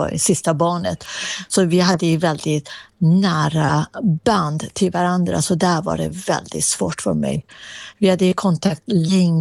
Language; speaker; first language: Swedish; non-native, fluent; Persian